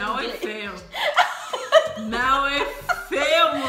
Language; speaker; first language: Portuguese; non-native, fluent; English